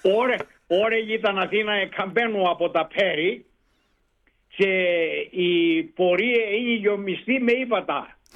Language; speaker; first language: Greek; non-native, local second language; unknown